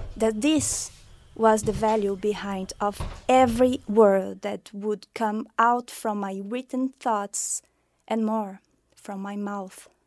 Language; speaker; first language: English; non-native, fluent; Portuguese